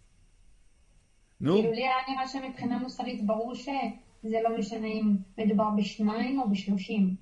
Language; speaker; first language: Hebrew; native; Hebrew